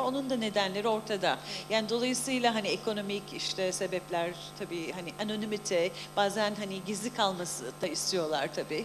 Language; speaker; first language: Turkish; native; Turkish